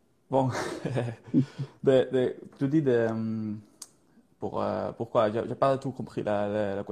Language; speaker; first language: French; non-native, learner; Spanish